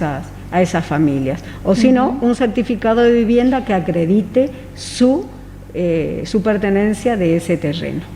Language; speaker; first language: Spanish; native; Spanish